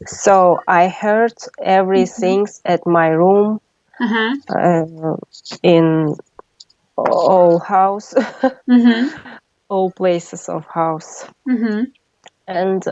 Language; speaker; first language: English; non-native, learner; Russian